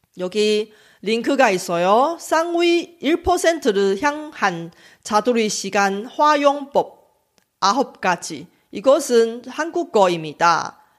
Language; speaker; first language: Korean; non-native, local second language; Chinese